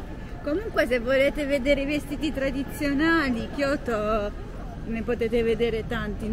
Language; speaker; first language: Italian; native; Italian